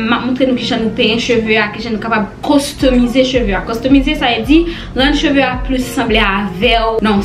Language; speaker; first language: French; non-native, local second language; Haitian Creole